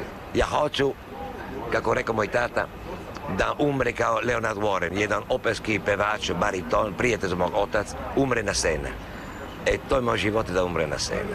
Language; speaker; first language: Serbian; non-native, learner; Italian